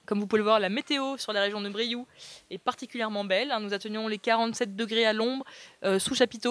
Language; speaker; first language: French; native; French